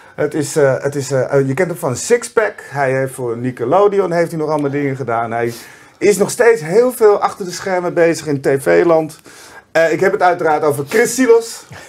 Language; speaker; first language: Dutch; native; Dutch